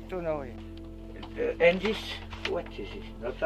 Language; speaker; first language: English; non-native, learner; Romanian